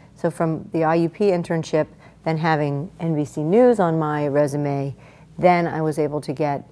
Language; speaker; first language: English; native; English